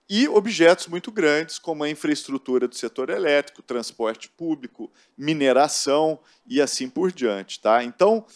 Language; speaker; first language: Portuguese; native; Portuguese